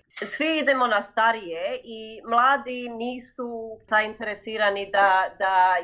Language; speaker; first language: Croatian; early bilingual, heritage; Croatian